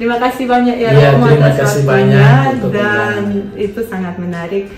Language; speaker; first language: Indonesian; non-native, fluent; Russian